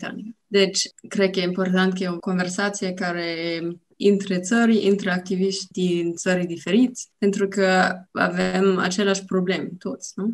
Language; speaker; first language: Romanian; non-native, learner; German